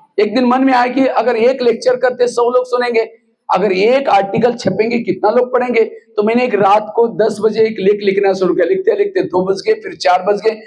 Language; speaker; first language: Hindi; non-native, local second language; Marathi